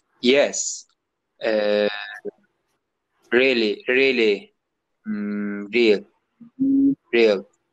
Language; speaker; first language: English; non-native, learner; Turkish